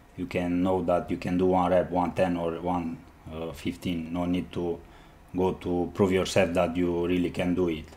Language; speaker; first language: English; non-native, learner; Romanian